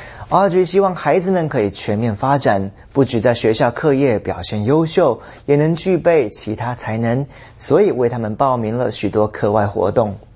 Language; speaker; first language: Chinese; native; Chinese